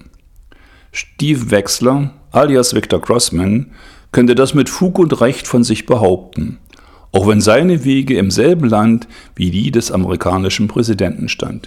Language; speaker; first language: German; native; German